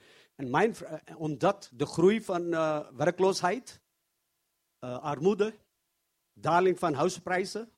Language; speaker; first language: Dutch; non-native, learner; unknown